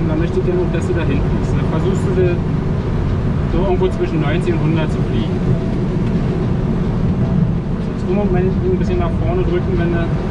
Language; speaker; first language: German; native; German